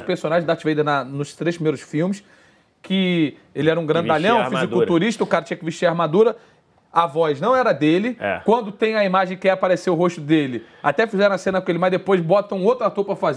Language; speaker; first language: Portuguese; native; Portuguese